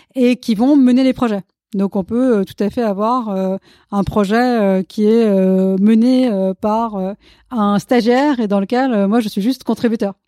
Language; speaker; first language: French; non-native, fluent; Malayalam